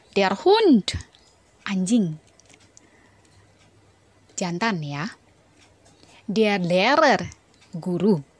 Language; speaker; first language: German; non-native, fluent; Indonesian